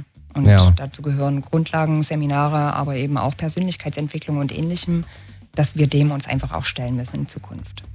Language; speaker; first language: German; native; German